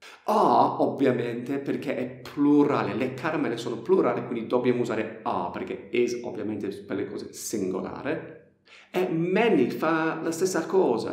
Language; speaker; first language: Italian; non-native, fluent; English